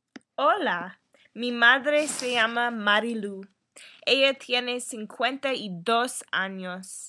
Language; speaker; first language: Spanish; non-native, learner; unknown